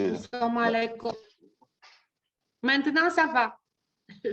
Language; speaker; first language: French; non-native, learner; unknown